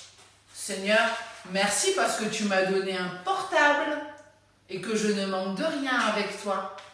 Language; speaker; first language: French; native; French